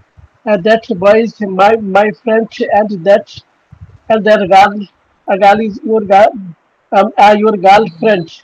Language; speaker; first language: English; non-native, learner; Bangla